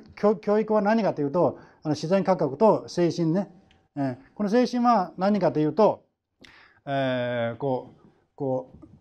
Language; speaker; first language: Japanese; non-native, fluent; Chinese